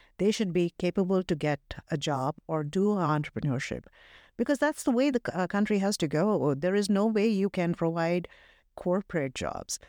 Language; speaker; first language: English; non-native, local second language; Hindi